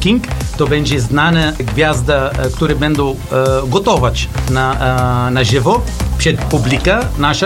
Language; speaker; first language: Polish; non-native, learner; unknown